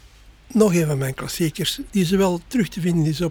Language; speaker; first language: Dutch; native; Dutch